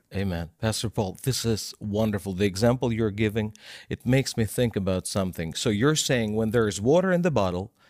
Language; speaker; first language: English; non-native, fluent; Russian